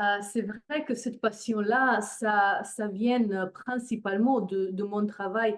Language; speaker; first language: French; non-native, fluent; Slovenian